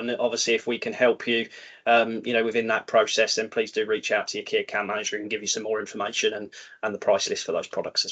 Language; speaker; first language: English; native; English